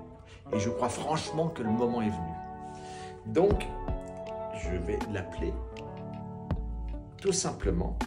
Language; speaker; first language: French; native; French